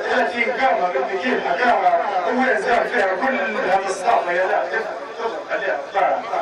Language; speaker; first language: Arabic; native; Arabic